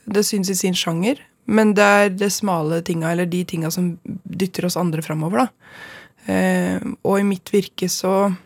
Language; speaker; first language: Norwegian; native; Norwegian